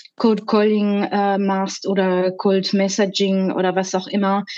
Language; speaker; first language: German; non-native, fluent; French